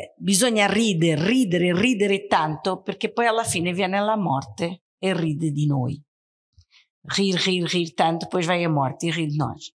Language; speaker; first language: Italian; non-native, fluent; Portuguese